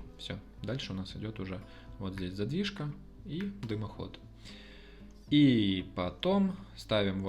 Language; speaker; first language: Russian; native; Russian